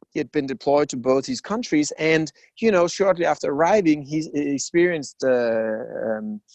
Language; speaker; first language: English; non-native, fluent; Danish